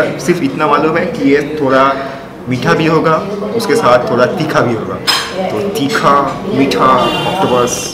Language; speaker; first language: Hindi; non-native, local second language; Bangla